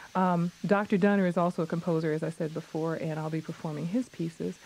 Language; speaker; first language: English; native; English